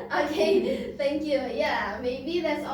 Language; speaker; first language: English; non-native, fluent; Indonesian